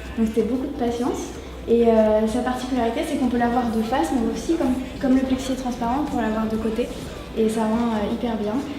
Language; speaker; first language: French; native; French